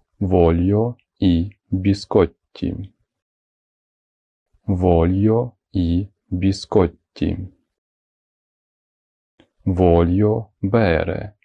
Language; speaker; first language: Italian; non-native, fluent; Ukrainian